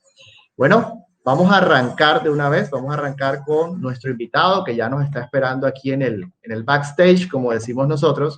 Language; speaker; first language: Spanish; native; Spanish